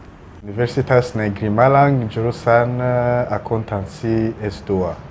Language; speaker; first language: Indonesian; non-native, learner; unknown